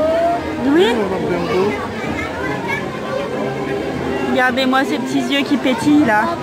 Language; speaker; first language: French; native; French